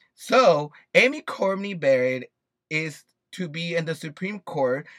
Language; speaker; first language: English; early bilingual, other home language; Spanish